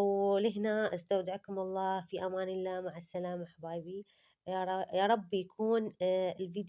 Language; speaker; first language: Arabic; native; Arabic